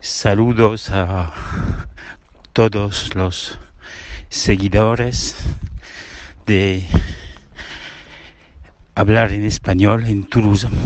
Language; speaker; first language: Spanish; early bilingual, heritage; Spanish